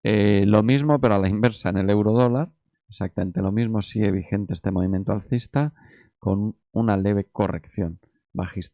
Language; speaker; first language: Spanish; native; Spanish